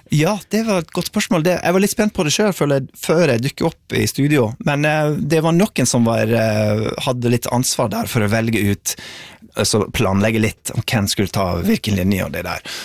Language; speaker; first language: Norwegian; non-native, fluent; English